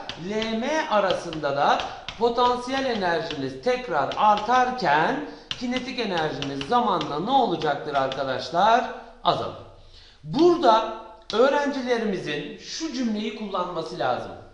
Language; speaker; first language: Turkish; native; Turkish